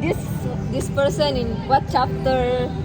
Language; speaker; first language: English; non-native, fluent; Indonesian